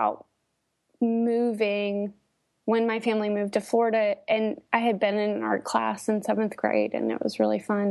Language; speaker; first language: English; native; English